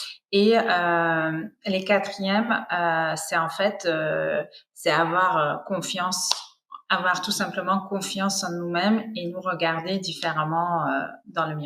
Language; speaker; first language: French; non-native, fluent; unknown